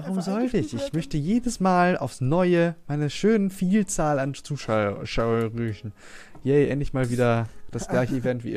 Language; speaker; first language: German; native; German